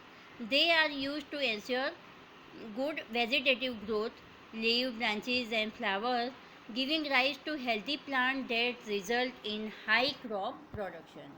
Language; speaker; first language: English; non-native, local second language; Hindi